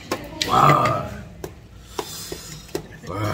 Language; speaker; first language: Korean; native; Korean